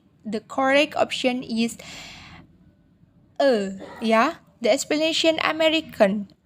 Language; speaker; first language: English; non-native, learner; Indonesian